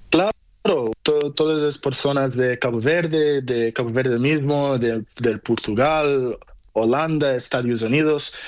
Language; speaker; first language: Spanish; non-native, local second language; Portuguese